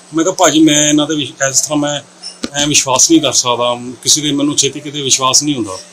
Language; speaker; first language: Hindi; native; Hindi